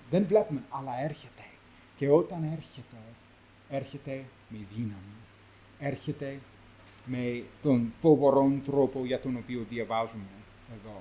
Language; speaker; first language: Greek; non-native, fluent; English